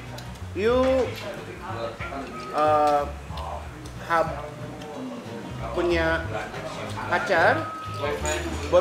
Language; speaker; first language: English; non-native, learner; Indonesian